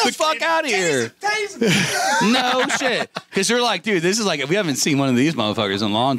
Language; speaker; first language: English; native; English